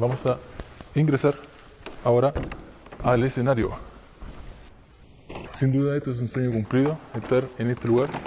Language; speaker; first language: Spanish; native; Spanish